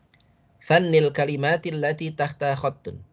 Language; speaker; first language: Arabic; non-native, fluent; Indonesian